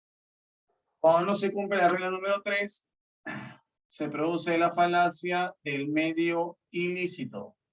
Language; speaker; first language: Spanish; native; Spanish